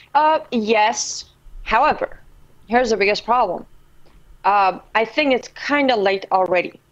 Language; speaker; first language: English; non-native, fluent; Persian